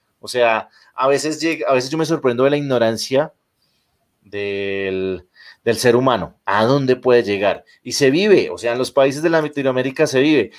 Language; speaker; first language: Spanish; native; Spanish